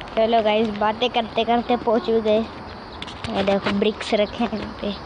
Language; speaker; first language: Hindi; native; Hindi